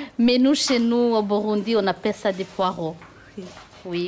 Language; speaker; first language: French; non-native, local second language; Rundi